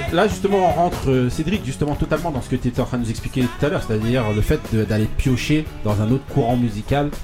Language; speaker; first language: French; native; French